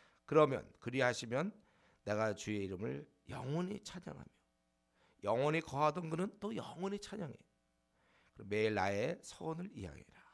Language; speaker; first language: Korean; native; Korean